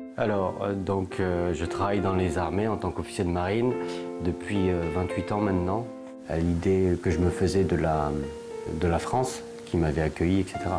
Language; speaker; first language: French; native; French